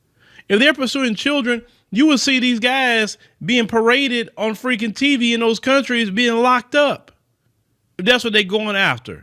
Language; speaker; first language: English; native; English